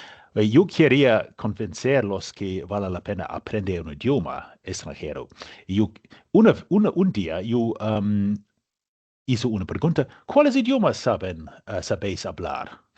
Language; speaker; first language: Spanish; non-native, learner; English